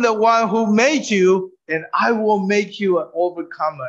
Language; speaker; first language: English; non-native, fluent; Min Nan Chinese